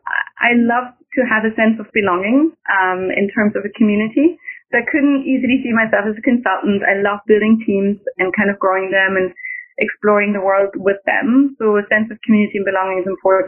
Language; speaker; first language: English; non-native, fluent; German